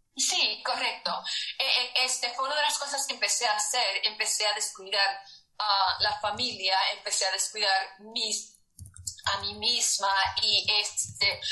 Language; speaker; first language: Spanish; early bilingual, heritage; Spanish